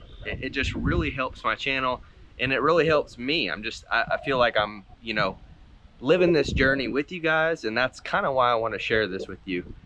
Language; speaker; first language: English; native; English